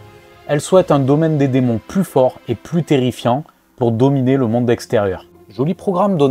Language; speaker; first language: French; native; French